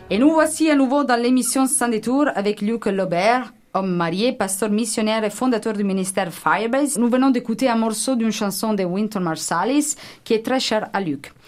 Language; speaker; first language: French; non-native, fluent; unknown